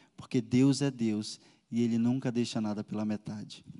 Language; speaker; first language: Portuguese; native; Portuguese